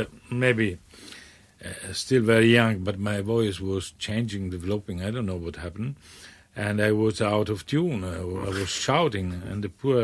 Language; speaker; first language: English; non-native, fluent; Italian